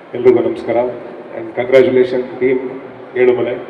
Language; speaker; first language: Kannada; native; Kannada